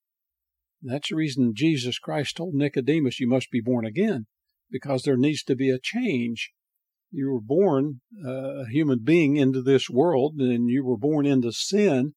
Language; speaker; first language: English; native; English